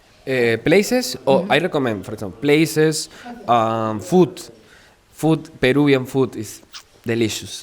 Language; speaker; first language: English; non-native, learner; Spanish